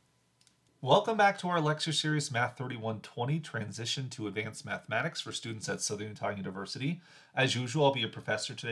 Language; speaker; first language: English; native; English